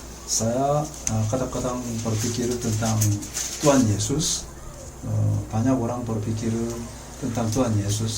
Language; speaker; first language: Indonesian; non-native, fluent; Korean